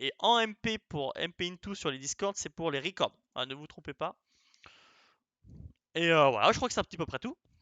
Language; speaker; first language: French; native; French